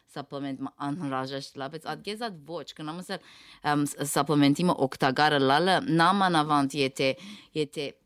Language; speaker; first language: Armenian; early bilingual, heritage; Armenian